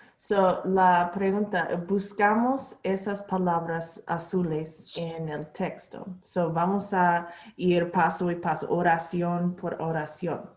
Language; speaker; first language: Spanish; non-native, fluent; English